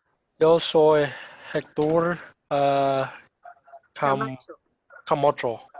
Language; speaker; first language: Spanish; non-native, learner; English